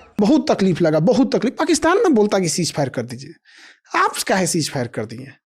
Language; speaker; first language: Hindi; native; Hindi